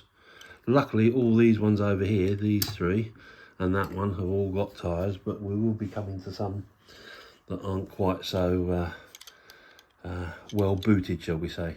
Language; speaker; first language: English; native; English